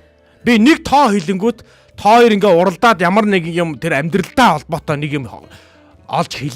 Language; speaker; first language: Mongolian; native; Mongolian